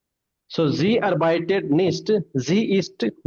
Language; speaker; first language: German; non-native, fluent; Hindi